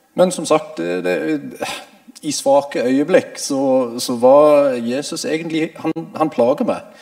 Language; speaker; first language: Norwegian; non-native, fluent; English